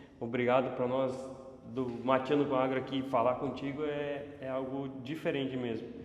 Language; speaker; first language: Portuguese; native; Portuguese